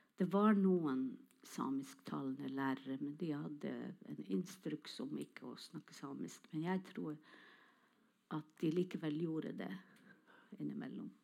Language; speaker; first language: Norwegian; non-native, local second language; Northern Sami